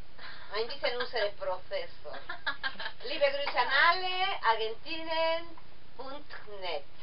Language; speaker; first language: German; non-native, learner; Spanish